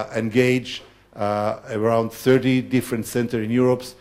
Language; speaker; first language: English; non-native, fluent; Hebrew